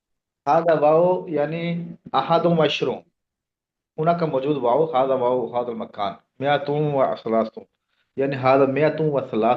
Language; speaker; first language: Arabic; non-native, learner; Urdu